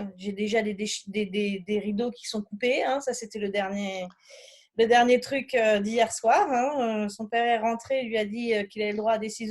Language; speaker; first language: French; native; French